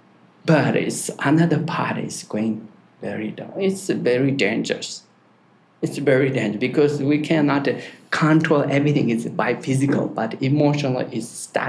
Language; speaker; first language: English; non-native, learner; Tibetan